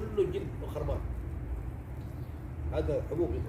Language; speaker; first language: Arabic; non-native, learner; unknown